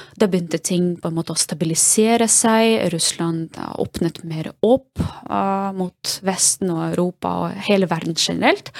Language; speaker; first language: Norwegian; non-native, fluent; Russian